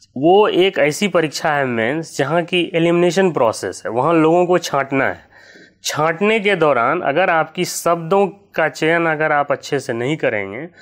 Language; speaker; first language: Hindi; native; Hindi